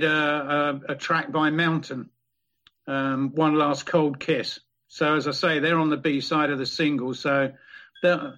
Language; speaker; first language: English; native; English